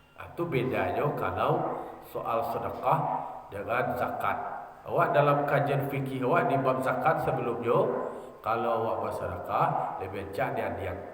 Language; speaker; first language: Malay; non-native, local second language; Minangkabau